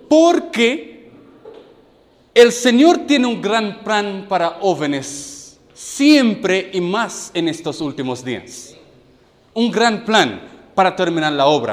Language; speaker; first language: Spanish; non-native, learner; English